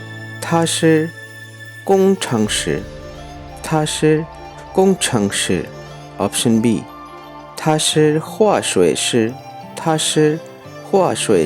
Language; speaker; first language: Chinese; non-native, fluent; Urdu